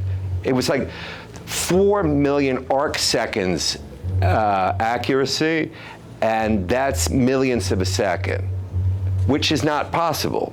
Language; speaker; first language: English; native; English